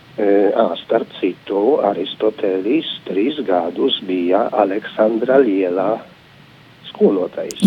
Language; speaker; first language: Latvian; non-native, fluent; Polish